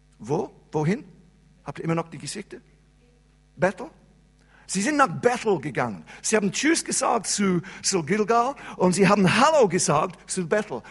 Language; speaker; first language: German; non-native, fluent; English